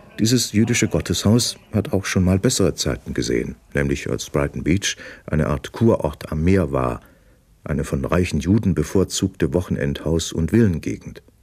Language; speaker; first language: German; native; German